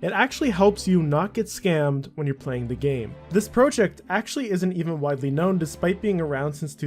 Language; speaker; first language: English; native; English